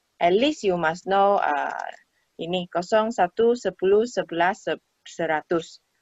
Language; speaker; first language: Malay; non-native, local second language; Chinese